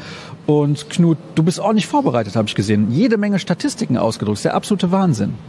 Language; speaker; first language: German; native; German